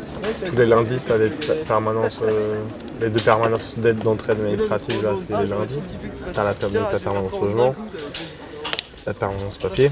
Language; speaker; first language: French; native; French